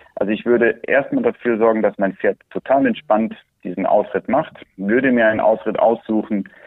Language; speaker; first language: German; early bilingual, other home language; Spanish